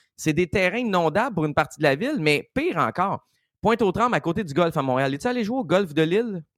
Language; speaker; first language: French; native; French